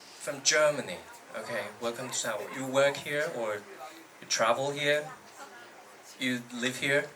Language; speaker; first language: English; non-native, fluent; Chinese